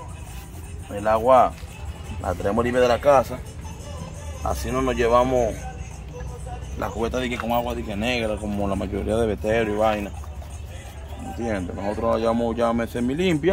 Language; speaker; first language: Spanish; native; Spanish